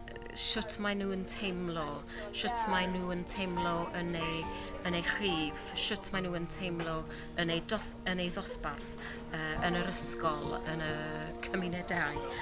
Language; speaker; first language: Welsh; non-native, learner; English